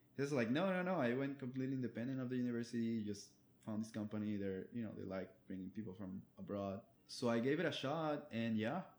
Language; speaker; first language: English; non-native, fluent; Spanish